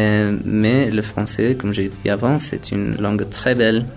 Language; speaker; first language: French; non-native, fluent; Spanish